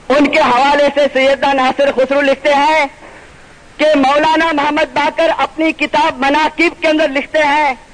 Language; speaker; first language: Urdu; non-native, local second language; Gujarati